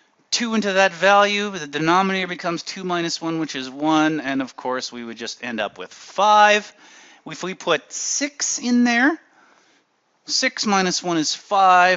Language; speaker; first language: English; native; English